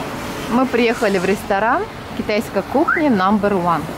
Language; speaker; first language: Russian; native; Russian